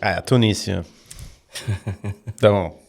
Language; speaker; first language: Portuguese; non-native, fluent; Swedish